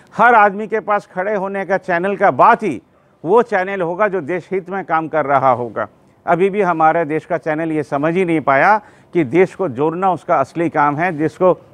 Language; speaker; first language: Hindi; non-native, local second language; Bangla